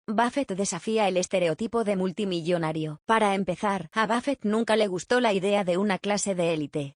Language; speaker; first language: Spanish; native; Spanish